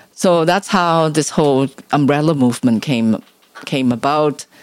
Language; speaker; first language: English; non-native, local second language; Cantonese